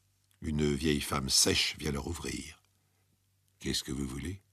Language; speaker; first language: French; native; French